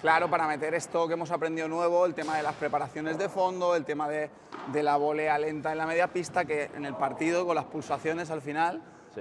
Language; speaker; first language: Spanish; native; Spanish